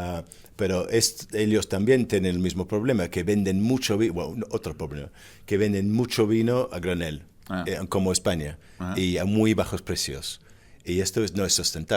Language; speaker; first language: Spanish; non-native, fluent; English